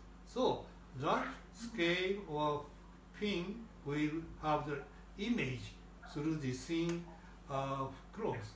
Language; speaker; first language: English; non-native, learner; Japanese